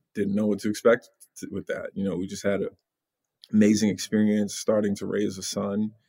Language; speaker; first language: English; native; English